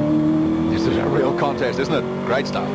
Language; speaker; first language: English; native; English